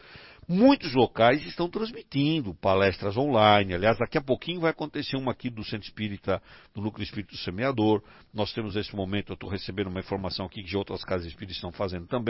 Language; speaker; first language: Portuguese; native; Portuguese